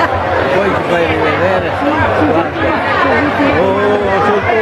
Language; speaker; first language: Italian; native; Italian